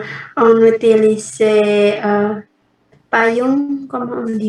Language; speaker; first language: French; non-native, learner; Indonesian